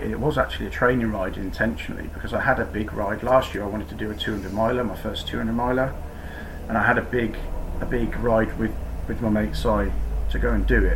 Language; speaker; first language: English; native; English